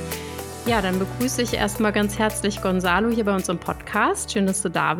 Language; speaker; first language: German; native; German